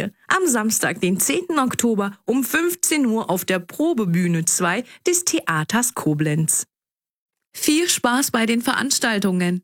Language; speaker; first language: German; early bilingual, other home language; Turkish